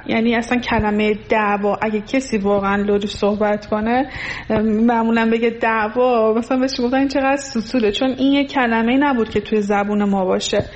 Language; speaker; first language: Persian; non-native, local second language; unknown